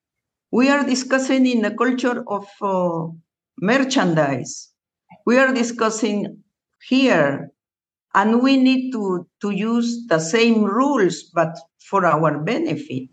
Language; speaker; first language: English; non-native, learner; Spanish